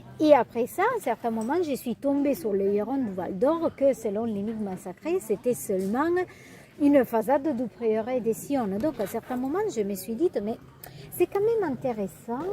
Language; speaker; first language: French; non-native, fluent; Italian